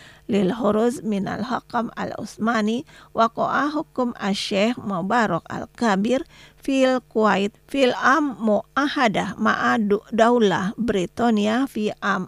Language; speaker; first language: Arabic; non-native, fluent; Indonesian